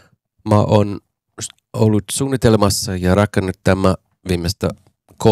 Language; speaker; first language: Finnish; non-native, fluent; English